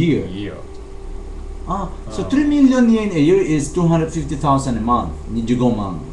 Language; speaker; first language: English; non-native, fluent; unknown